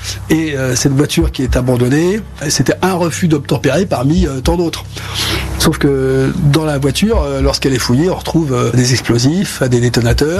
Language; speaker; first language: French; native; French